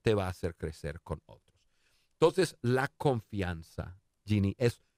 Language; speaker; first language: Spanish; non-native, fluent; English